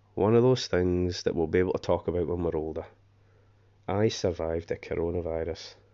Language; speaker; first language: English; native; English